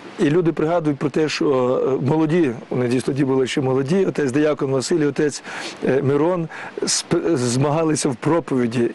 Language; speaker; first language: Ukrainian; native; Ukrainian